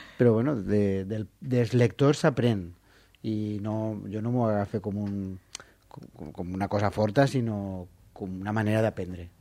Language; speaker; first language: Catalan; non-native, local second language; Spanish